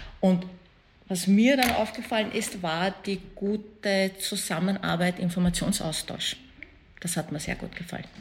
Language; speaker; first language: German; early bilingual, other home language; Persian